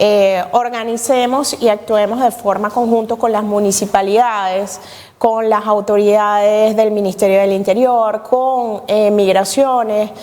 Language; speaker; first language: Spanish; native; Spanish